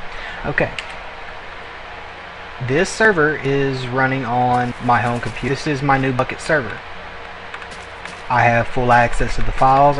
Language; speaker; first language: English; native; English